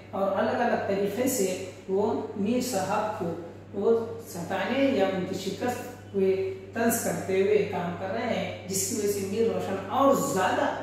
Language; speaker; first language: Urdu; native; Urdu